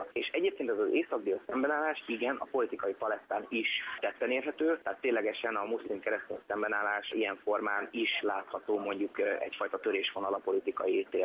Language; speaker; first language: Hungarian; native; Hungarian